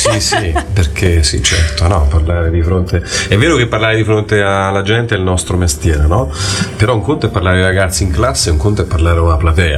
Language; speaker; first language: Italian; native; Italian